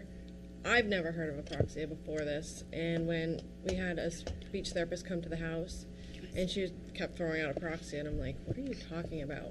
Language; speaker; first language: English; native; English